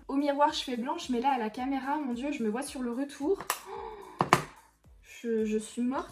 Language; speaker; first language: French; native; French